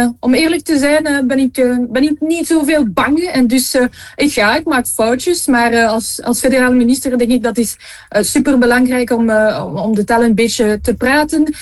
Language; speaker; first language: Dutch; non-native, local second language; French